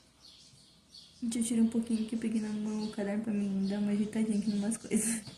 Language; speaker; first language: Portuguese; native; Portuguese